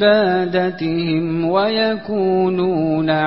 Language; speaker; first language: Arabic; native; Arabic